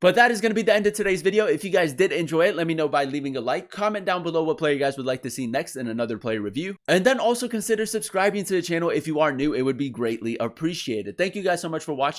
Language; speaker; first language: English; native; English